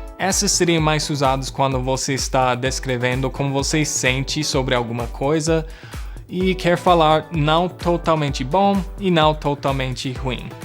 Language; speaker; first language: Portuguese; non-native, fluent; English